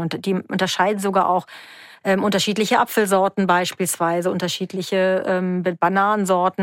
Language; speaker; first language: German; native; German